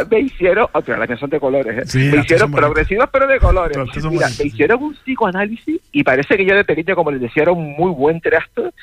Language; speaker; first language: Spanish; native; Spanish